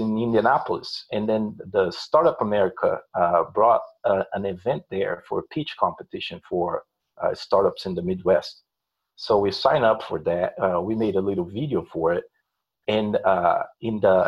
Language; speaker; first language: English; non-native, fluent; Portuguese